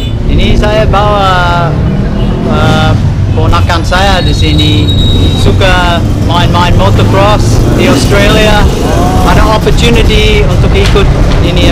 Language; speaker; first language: Indonesian; non-native, learner; English